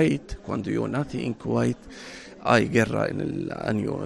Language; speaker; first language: Spanish; non-native, learner; Arabic